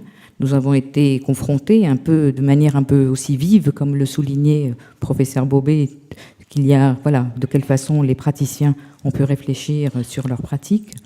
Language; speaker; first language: French; native; French